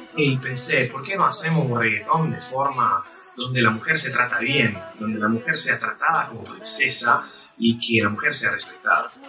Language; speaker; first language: Spanish; non-native, fluent; Italian